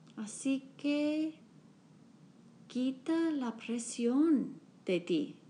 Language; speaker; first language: Spanish; non-native, learner; English